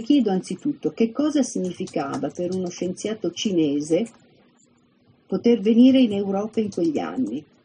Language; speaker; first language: Italian; native; Italian